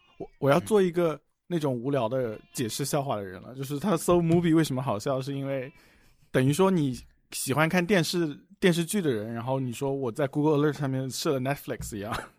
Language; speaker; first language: Chinese; native; Chinese